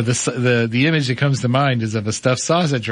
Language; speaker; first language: English; native; English